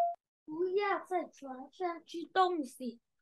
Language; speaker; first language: Chinese; non-native, learner; Vietnamese